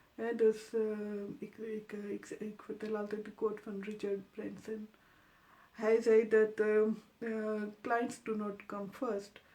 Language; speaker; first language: Dutch; non-native, fluent; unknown